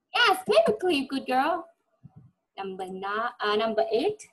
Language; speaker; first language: English; non-native, fluent; Vietnamese